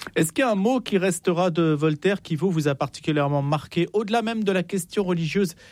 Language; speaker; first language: French; native; French